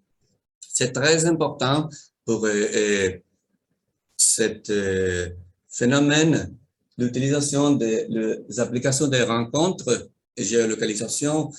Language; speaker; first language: French; non-native, learner; Spanish